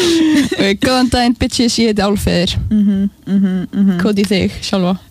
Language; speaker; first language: Icelandic; native; Icelandic